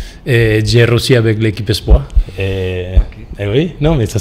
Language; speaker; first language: French; non-native, fluent; Spanish